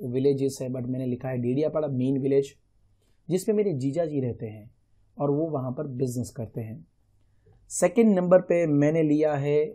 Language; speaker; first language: Hindi; non-native, local second language; Gujarati